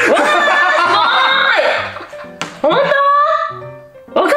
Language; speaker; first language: Japanese; native; Japanese